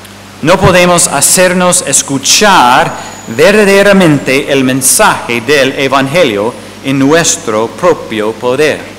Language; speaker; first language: Spanish; non-native, fluent; English